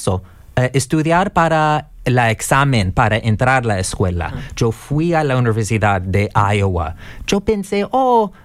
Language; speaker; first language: Spanish; non-native, fluent; English